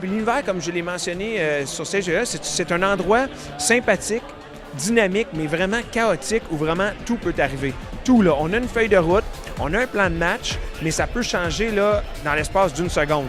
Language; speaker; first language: French; native; French